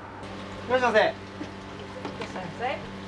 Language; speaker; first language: Japanese; native; Japanese